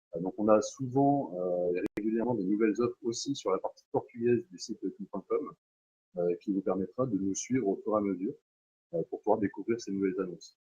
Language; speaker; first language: French; native; French